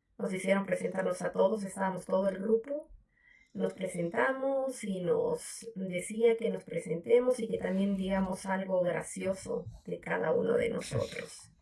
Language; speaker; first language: Spanish; native; Spanish